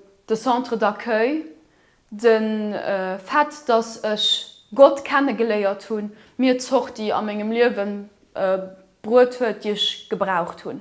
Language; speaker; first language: German; non-native, local second language; Luxembourgish